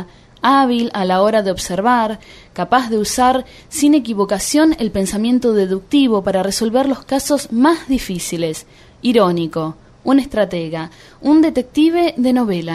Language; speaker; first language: Spanish; native; Spanish